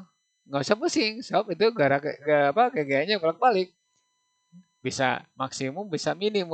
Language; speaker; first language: Indonesian; native; Indonesian